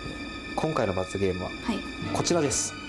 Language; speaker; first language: Japanese; native; Japanese